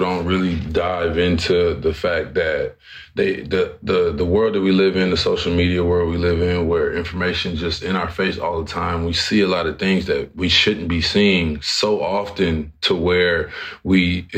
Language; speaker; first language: English; native; English